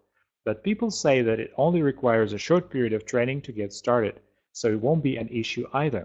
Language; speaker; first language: English; non-native, fluent; Russian